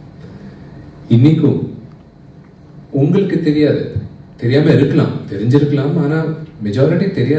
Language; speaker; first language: Tamil; non-native, local second language; Telugu